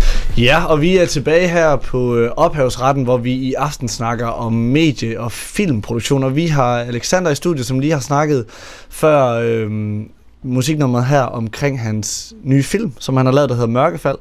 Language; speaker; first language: Danish; native; Danish